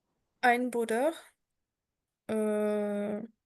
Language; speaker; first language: German; non-native, learner; French